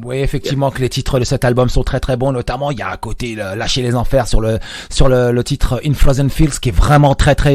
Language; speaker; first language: French; native; French